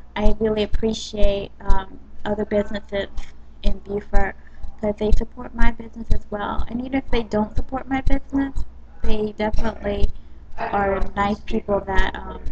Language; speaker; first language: English; native; English